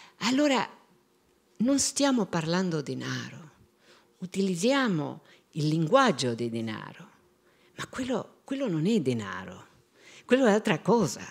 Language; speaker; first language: Italian; non-native, fluent; Spanish